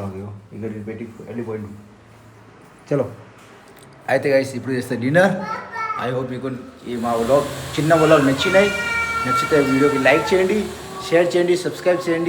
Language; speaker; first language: Telugu; non-native, learner; Hindi